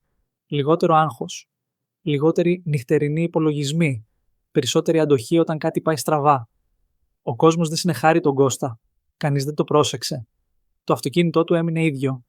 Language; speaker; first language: Greek; native; Greek